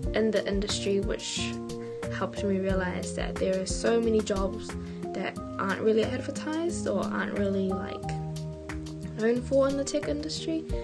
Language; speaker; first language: English; native; English